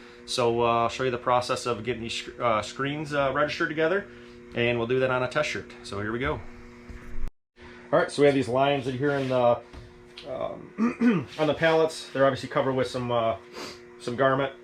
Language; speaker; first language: English; native; English